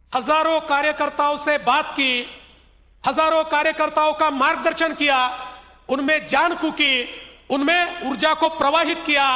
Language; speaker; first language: Hindi; non-native, local second language; Marathi